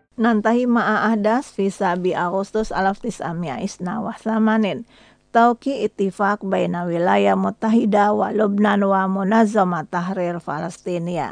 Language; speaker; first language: Arabic; non-native, fluent; Indonesian